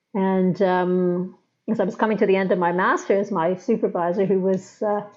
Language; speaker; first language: English; native; English